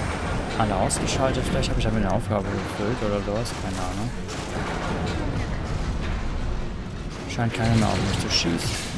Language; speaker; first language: German; native; German